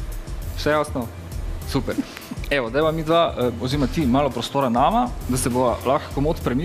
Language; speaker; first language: Slovenian; native; Slovenian